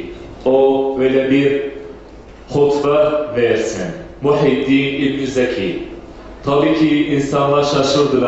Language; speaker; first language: Turkish; non-native, fluent; Arabic